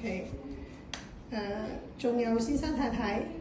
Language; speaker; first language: Cantonese; native; Cantonese